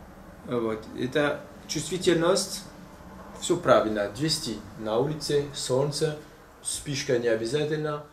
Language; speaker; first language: Russian; non-native, fluent; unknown